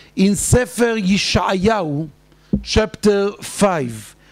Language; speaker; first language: English; non-native, fluent; Hebrew